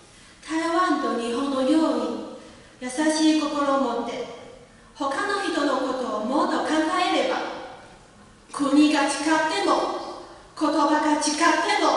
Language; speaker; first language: Japanese; non-native, learner; Chinese